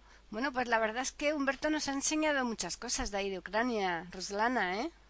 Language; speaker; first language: Spanish; native; Spanish